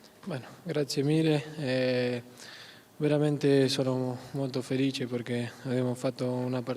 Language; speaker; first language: Italian; non-native, learner; Spanish